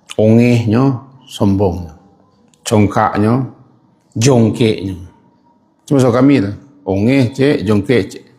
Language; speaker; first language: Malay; non-native, local second language; Minangkabau